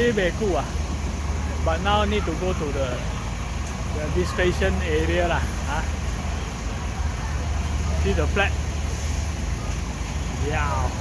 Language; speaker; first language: English; non-native, local second language; Chinese